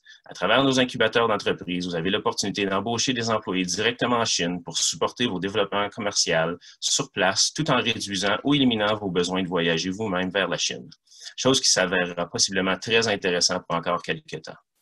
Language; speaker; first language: French; native; French